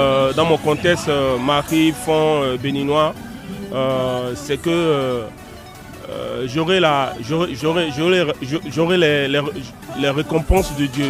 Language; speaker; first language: French; native; French